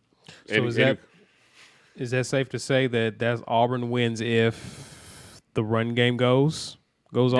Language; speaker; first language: English; native; English